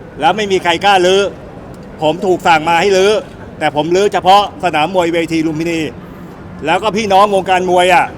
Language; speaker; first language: Thai; native; Thai